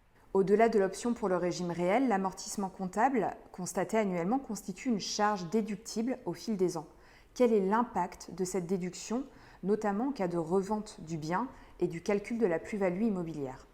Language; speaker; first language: French; native; French